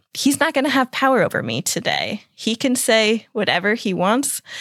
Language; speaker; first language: English; native; English